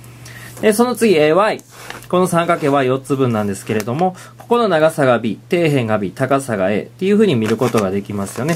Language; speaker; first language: Japanese; native; Japanese